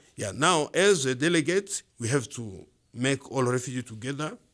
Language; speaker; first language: English; non-native, learner; Swahili